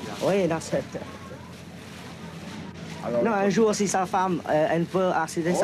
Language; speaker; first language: French; non-native, fluent; Vietnamese